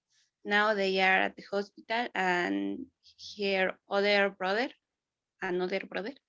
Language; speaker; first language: English; non-native, learner; Spanish